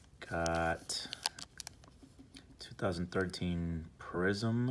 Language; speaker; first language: English; native; English